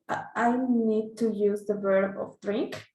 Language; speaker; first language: English; non-native, learner; Spanish